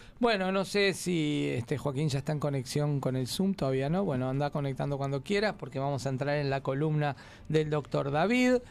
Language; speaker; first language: Spanish; native; Spanish